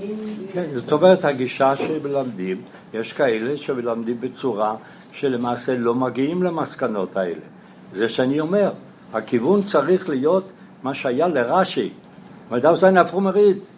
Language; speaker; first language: Hebrew; non-native, fluent; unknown